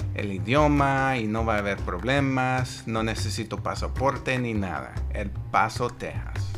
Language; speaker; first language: Spanish; non-native, learner; English